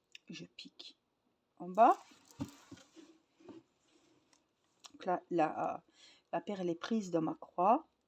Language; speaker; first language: French; native; French